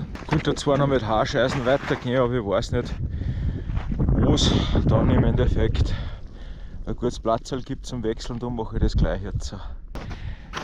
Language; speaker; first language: German; native; German